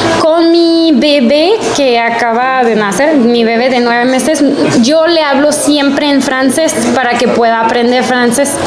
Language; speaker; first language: Spanish; non-native, fluent; French